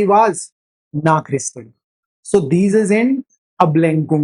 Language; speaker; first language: German; non-native, fluent; Hindi